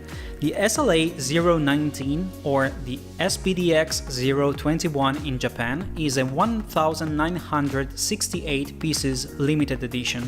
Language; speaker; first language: English; non-native, fluent; Italian